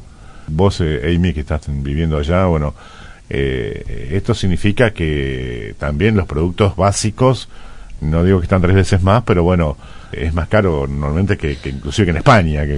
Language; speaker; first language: Spanish; native; Spanish